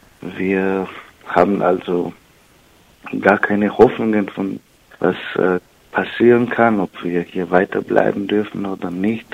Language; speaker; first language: German; non-native, learner; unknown